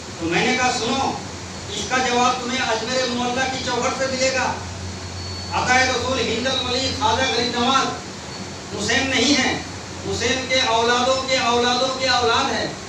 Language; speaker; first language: Urdu; non-native, local second language; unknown